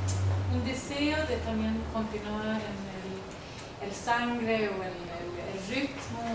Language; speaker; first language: Spanish; non-native, learner; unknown